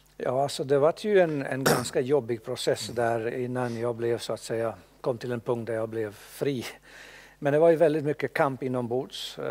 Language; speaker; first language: Swedish; non-native, fluent; Bosnian